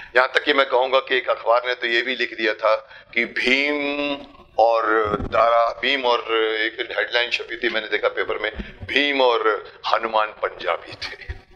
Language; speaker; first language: Hindi; native; Hindi